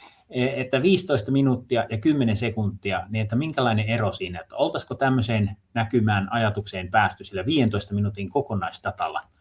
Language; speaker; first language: Finnish; native; Finnish